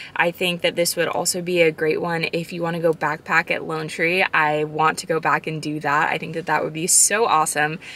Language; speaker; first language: English; native; English